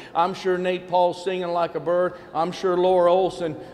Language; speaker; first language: English; early bilingual, other home language; Spanish